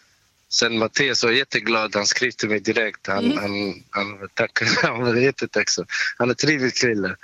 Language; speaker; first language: Swedish; non-native, learner; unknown